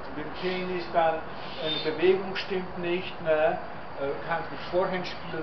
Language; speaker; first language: German; non-native, fluent; Czech